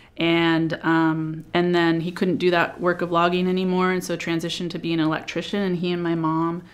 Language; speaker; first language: English; native; English